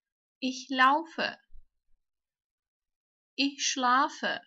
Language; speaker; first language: German; non-native, fluent; Turkish